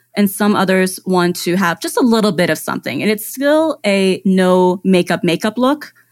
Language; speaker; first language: English; non-native, fluent; German